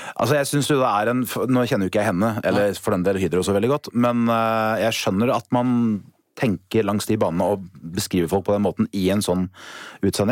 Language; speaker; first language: Norwegian; native; Norwegian